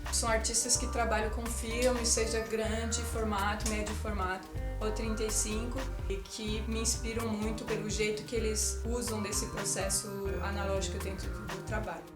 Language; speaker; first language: Portuguese; non-native, fluent; French